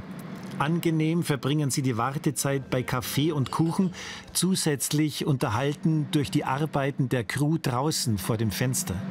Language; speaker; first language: German; native; German